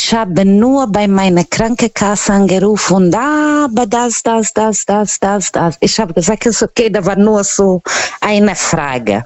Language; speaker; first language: German; non-native, fluent; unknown